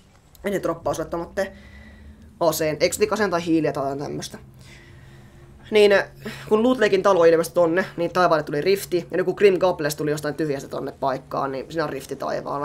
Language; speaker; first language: Finnish; native; Finnish